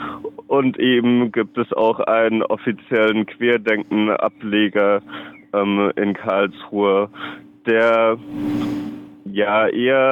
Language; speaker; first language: German; native; German